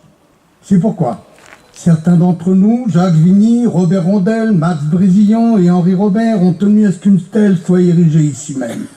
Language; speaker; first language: French; native; French